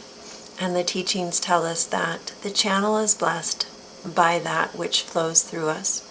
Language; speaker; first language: English; native; English